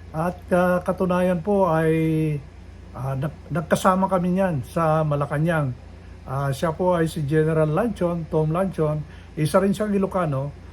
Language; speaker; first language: Filipino; non-native, local second language; Iloko